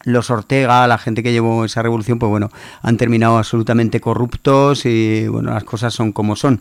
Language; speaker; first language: Spanish; native; Spanish